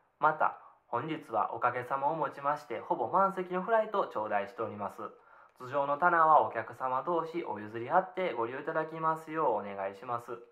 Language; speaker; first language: Japanese; native; Japanese